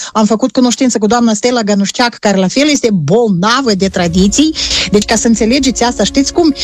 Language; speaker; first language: Romanian; native; Romanian